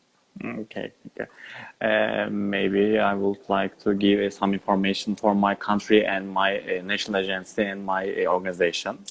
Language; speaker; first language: English; non-native, learner; Turkish